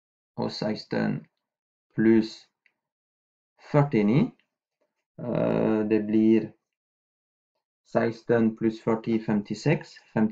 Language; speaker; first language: Norwegian; non-native, fluent; French